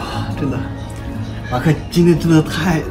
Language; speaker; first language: Chinese; native; Chinese